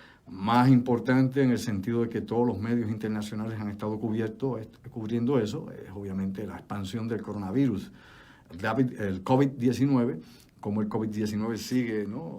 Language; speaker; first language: Spanish; native; Spanish